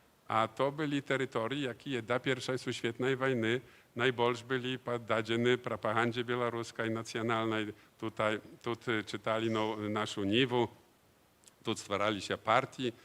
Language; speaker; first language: Polish; non-native, learner; Belarusian